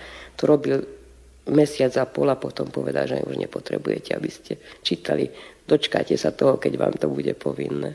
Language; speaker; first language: Slovak; early bilingual, heritage; Slovak